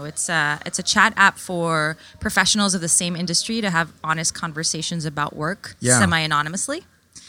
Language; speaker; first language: English; non-native, local second language; French